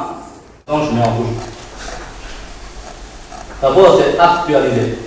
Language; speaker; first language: French; non-native, fluent; Chinese